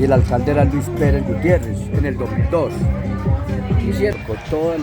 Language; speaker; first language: Spanish; native; Spanish